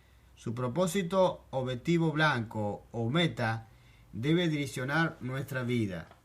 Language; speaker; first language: Spanish; non-native, fluent; French